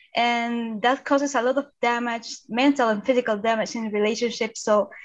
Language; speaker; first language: English; non-native, fluent; Spanish